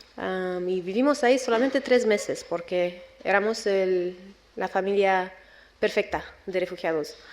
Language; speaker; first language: Spanish; non-native, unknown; Romanian